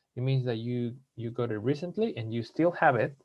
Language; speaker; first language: English; non-native, fluent; Spanish